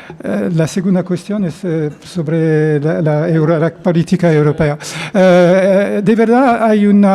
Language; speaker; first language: Spanish; non-native, fluent; French